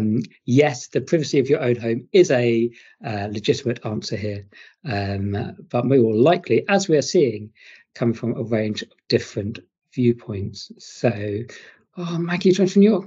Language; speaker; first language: English; native; English